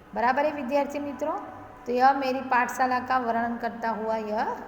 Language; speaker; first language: Hindi; non-native, local second language; Gujarati